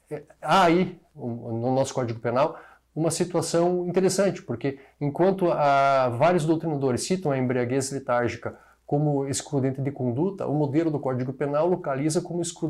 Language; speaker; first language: Portuguese; native; Portuguese